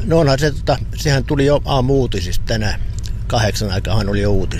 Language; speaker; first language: Finnish; native; Finnish